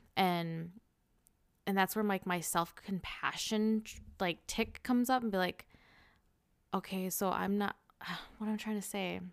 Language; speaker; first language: English; native; English